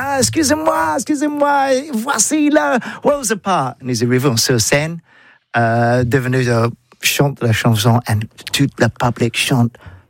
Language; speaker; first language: French; non-native, learner; English